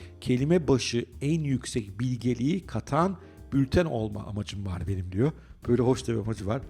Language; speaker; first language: Turkish; native; Turkish